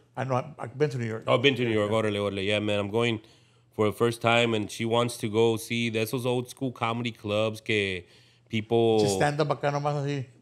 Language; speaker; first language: English; native; English